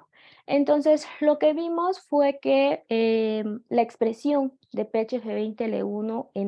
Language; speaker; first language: Spanish; native; Spanish